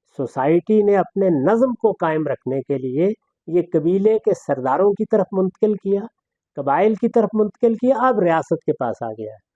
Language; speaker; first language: Urdu; non-native, local second language; Punjabi